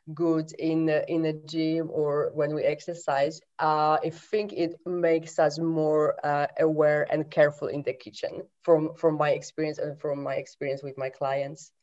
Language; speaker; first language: English; non-native, fluent; Polish